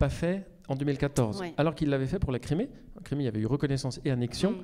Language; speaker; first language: French; native; French